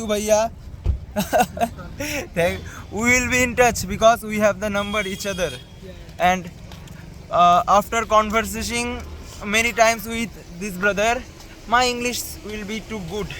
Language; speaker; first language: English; non-native, learner; Bangla